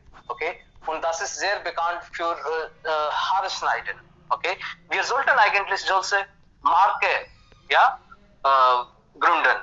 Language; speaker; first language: German; non-native, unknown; Hindi